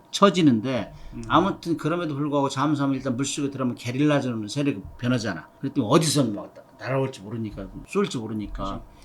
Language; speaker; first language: Korean; native; Korean